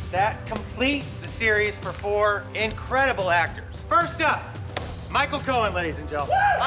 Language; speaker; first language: English; native; English